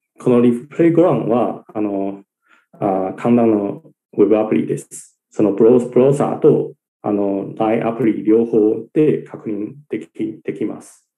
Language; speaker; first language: Japanese; non-native, learner; Chinese